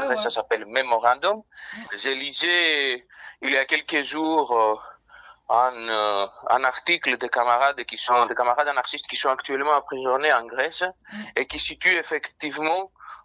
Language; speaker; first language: French; non-native, fluent; Greek